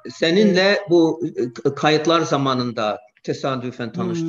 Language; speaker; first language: Turkish; non-native, fluent; English